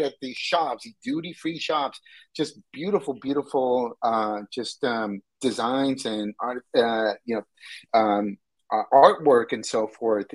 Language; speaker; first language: English; early bilingual, other home language; Spanish